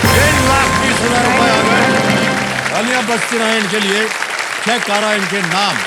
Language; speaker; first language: Hindi; native; Hindi